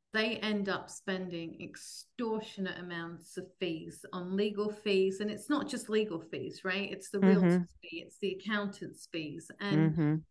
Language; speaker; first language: English; native; English